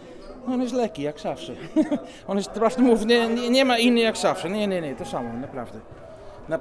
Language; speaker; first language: Polish; non-native, fluent; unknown